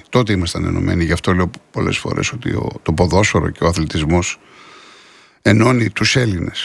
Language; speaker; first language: Greek; native; Greek